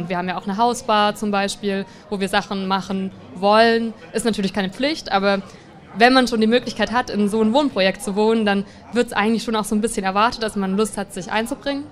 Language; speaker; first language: German; native; German